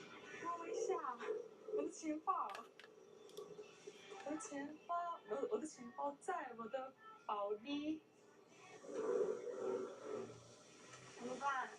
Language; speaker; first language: Chinese; non-native, learner; Korean